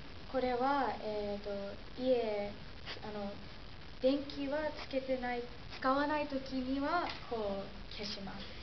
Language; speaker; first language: Japanese; non-native, fluent; English